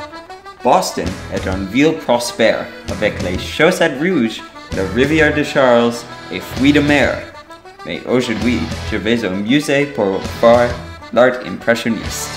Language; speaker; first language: French; non-native, learner; English